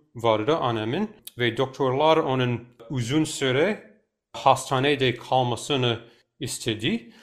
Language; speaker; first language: Turkish; non-native, fluent; English